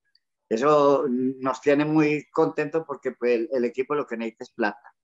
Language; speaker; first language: Spanish; native; Spanish